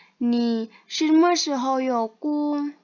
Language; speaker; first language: Chinese; non-native, learner; Indonesian